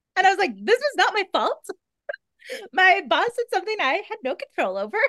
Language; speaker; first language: English; native; English